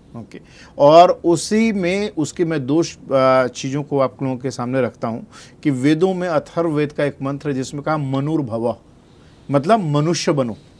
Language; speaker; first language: Hindi; native; Hindi